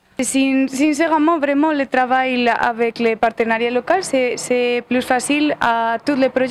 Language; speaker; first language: French; non-native, learner; Spanish